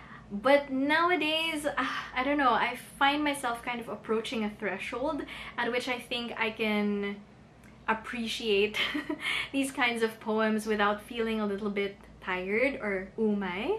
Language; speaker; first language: English; non-native, local second language; Filipino